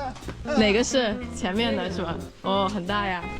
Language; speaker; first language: Chinese; non-native, fluent; English